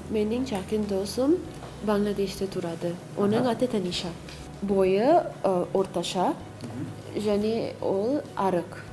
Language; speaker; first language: Kazakh; non-native, learner; Bangla